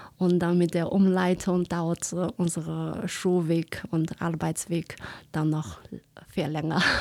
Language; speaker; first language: German; non-native, fluent; Chinese